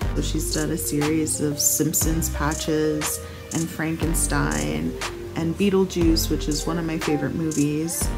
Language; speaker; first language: English; native; English